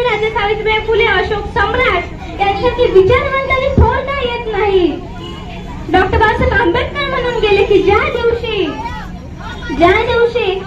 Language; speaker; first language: Marathi; native; Marathi